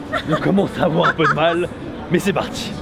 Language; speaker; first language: French; native; French